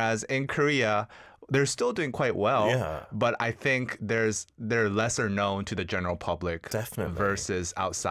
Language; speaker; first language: English; early bilingual, other home language; Korean